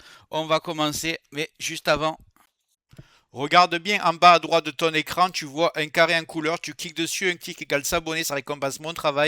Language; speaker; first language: French; native; French